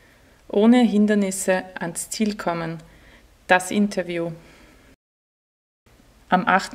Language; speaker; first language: German; native; German